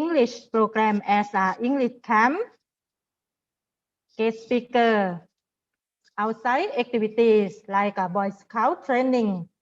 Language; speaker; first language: English; non-native, learner; Thai